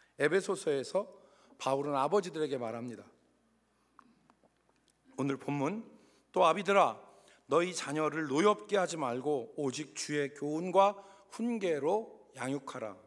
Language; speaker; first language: Korean; native; Korean